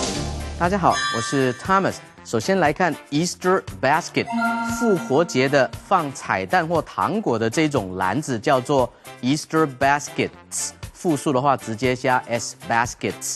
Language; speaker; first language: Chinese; native; Chinese